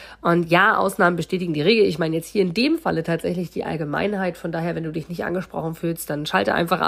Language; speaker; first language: German; native; German